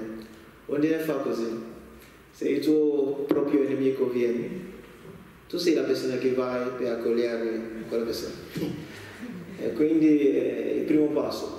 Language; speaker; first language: Italian; non-native, learner; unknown